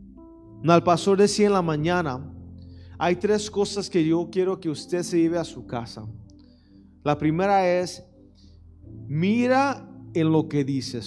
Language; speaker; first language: Spanish; early bilingual, heritage; Spanish